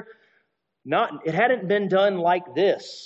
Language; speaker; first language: English; native; English